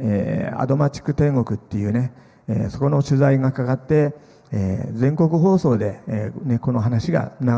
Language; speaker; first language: Japanese; native; Japanese